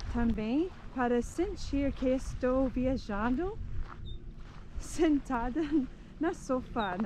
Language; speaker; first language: Portuguese; non-native, fluent; English